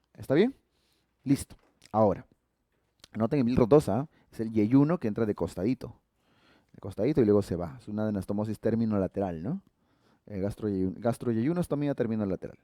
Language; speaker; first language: Spanish; native; Spanish